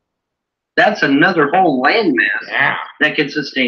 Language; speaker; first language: English; native; English